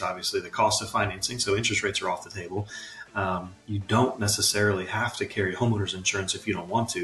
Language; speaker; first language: English; native; English